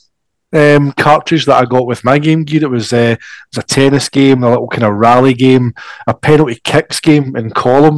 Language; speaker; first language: English; native; English